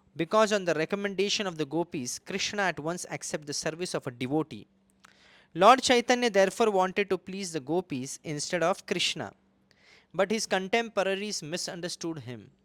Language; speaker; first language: English; non-native, local second language; Hindi